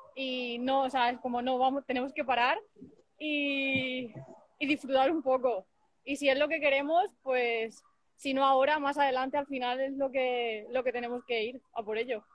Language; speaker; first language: Spanish; native; Spanish